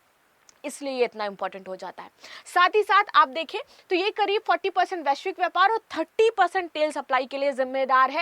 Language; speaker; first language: Hindi; native; Hindi